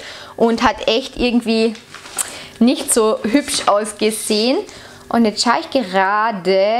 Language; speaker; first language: German; native; German